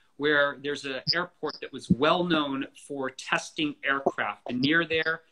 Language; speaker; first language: English; native; English